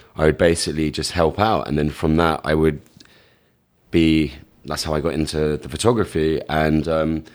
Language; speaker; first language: English; native; English